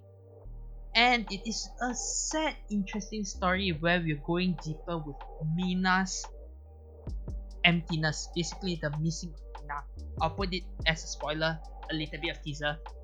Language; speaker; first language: English; non-native, local second language; Chinese